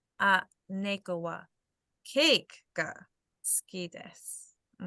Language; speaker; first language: Japanese; non-native, fluent; English